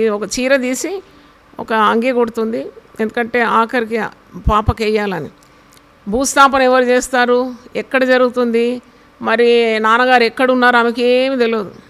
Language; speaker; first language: Telugu; non-native, local second language; Malayalam